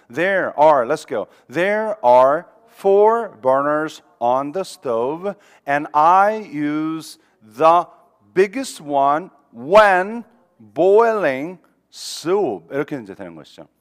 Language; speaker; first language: English; non-native, fluent; Korean